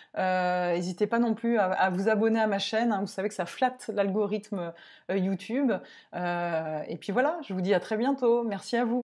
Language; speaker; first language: French; native; French